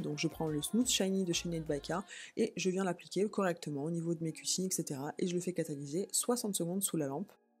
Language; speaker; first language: French; native; French